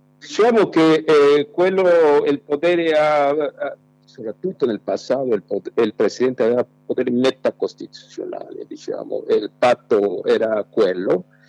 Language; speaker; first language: Italian; non-native, fluent; Spanish